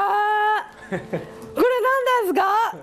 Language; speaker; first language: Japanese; non-native, learner; Korean